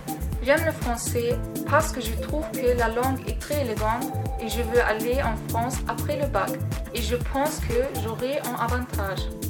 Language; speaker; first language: French; non-native, learner; German